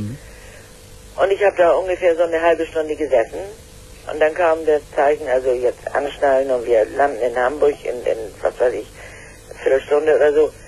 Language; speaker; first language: German; native; German